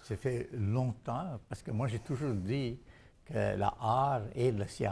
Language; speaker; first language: French; non-native, fluent; Bangla